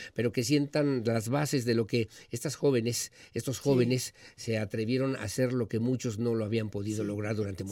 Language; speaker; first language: Spanish; native; Spanish